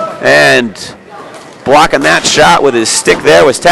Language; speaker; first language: English; native; English